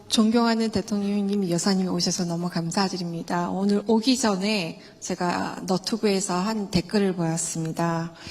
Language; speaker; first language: Korean; native; Korean